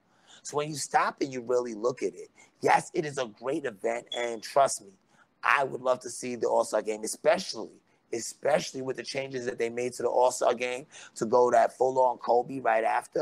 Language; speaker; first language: English; native; English